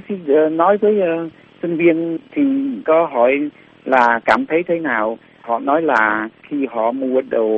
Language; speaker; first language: Vietnamese; early bilingual, heritage; Vietnamese